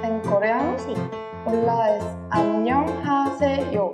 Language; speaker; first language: Spanish; non-native, learner; Korean